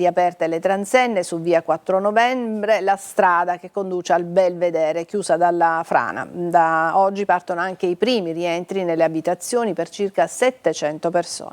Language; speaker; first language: Italian; native; Italian